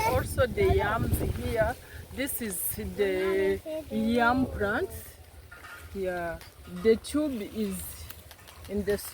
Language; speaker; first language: English; non-native, local second language; Kinyarwanda